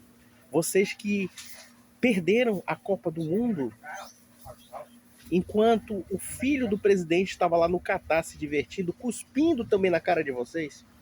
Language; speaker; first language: Portuguese; native; Portuguese